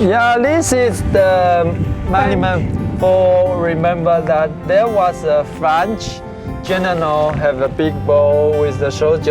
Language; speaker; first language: English; non-native, learner; Chinese